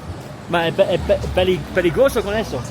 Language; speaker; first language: Spanish; non-native, learner; Italian